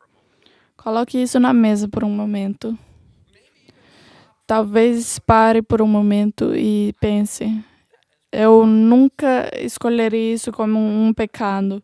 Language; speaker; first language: Portuguese; non-native, learner; English